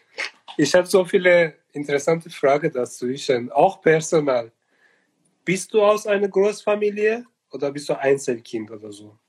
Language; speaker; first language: German; non-native, learner; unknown